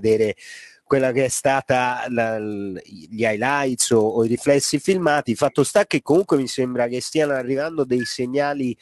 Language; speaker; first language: Italian; native; Italian